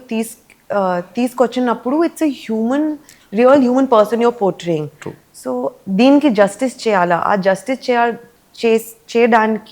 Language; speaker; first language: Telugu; early bilingual, heritage; Telugu